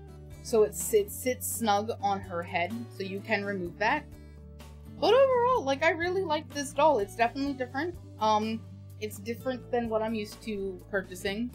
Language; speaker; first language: English; native; English